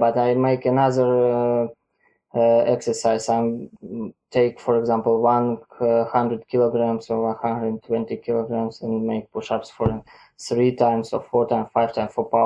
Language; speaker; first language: English; non-native, learner; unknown